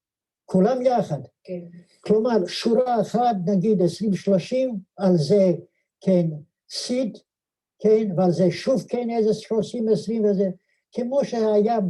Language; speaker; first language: Hebrew; non-native, fluent; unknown